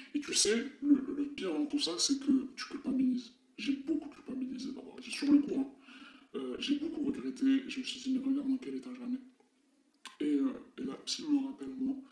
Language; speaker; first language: French; non-native, local second language; Arabic